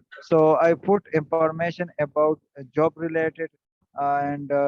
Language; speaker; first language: English; non-native, learner; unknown